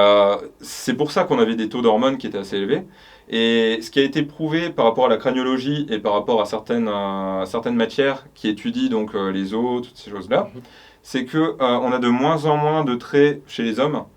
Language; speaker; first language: French; native; French